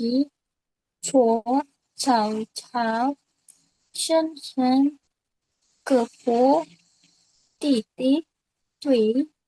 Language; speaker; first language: Chinese; non-native, learner; Indonesian